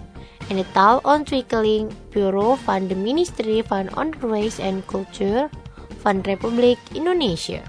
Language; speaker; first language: Dutch; non-native, fluent; Indonesian